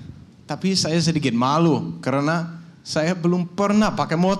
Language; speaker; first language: Indonesian; non-native, learner; Danish